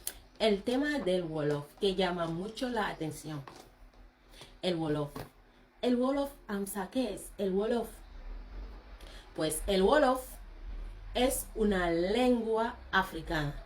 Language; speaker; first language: Spanish; non-native, fluent; Wolof